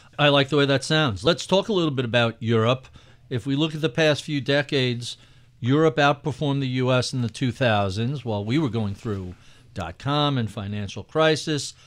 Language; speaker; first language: English; native; English